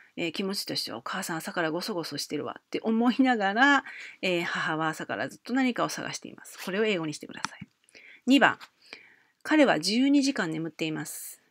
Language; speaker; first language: Japanese; native; Japanese